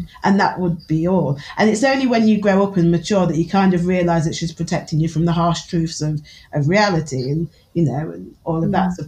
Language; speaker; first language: English; native; English